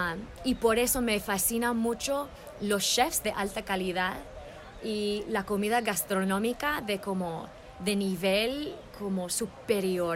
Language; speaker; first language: Spanish; early bilingual, heritage; English